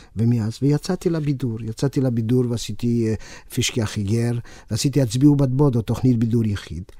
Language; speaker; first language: Hebrew; non-native, fluent; Romanian